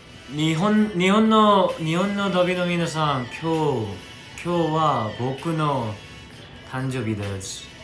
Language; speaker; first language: Japanese; non-native, learner; Korean